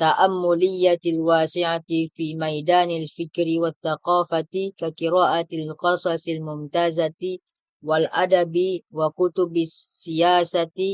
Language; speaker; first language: Arabic; non-native, learner; Indonesian